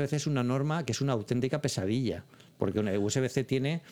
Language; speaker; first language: Spanish; native; Spanish